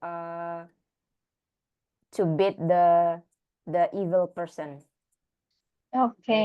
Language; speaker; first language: English; non-native, learner; Indonesian